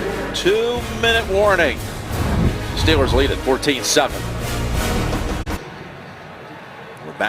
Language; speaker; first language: English; native; English